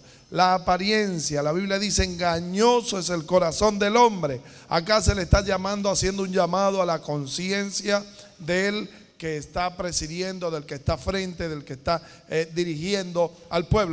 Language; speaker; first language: Spanish; native; Spanish